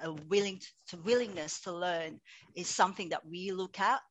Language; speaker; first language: English; non-native, local second language; Cebuano